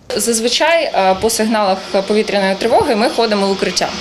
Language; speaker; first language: Ukrainian; native; Ukrainian